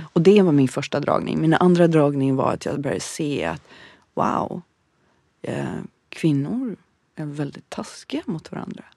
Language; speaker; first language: Swedish; early bilingual, other home language; Bosnian